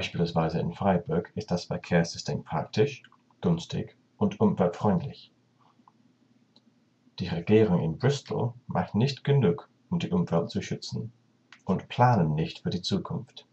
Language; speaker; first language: German; non-native, learner; English